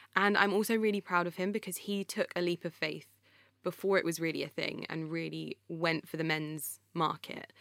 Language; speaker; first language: English; native; English